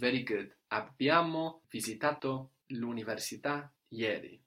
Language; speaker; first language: Italian; non-native, fluent; English